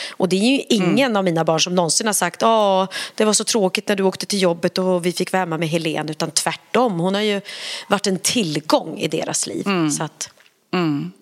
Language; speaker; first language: Swedish; native; Swedish